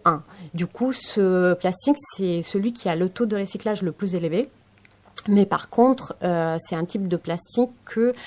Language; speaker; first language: French; non-native, fluent; Italian